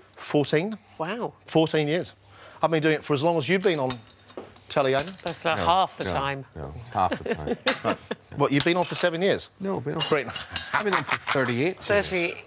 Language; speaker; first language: English; native; English